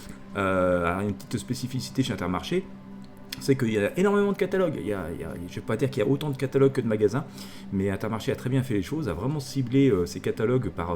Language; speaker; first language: French; native; French